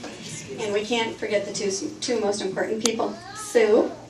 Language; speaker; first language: English; native; English